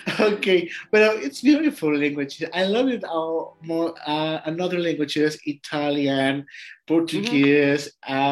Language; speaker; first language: English; non-native, learner; Spanish